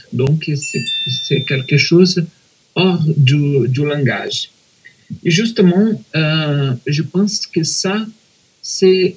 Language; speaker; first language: French; non-native, fluent; Portuguese